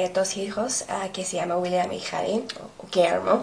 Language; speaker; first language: Spanish; non-native, learner; English